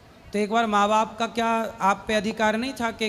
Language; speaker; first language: Hindi; native; Hindi